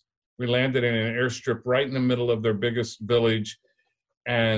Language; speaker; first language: English; native; English